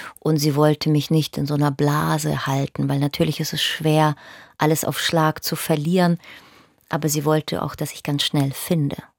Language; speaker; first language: German; early bilingual, other home language; Russian